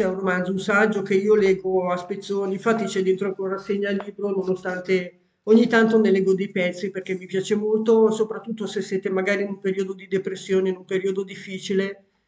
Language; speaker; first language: Italian; native; Italian